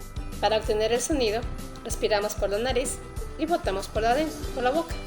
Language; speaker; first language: Spanish; native; Spanish